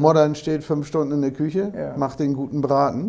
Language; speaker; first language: German; native; German